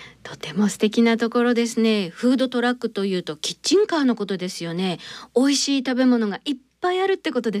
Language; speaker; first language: Japanese; native; Japanese